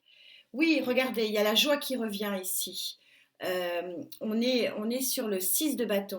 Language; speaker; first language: French; native; French